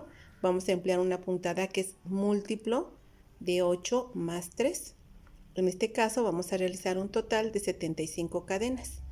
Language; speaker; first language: Spanish; native; Spanish